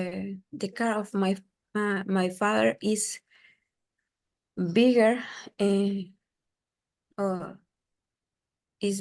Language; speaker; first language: English; non-native, learner; Spanish